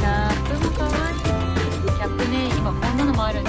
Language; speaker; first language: Japanese; native; Japanese